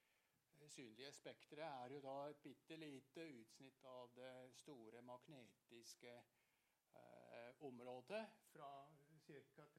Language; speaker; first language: Norwegian; non-native, fluent; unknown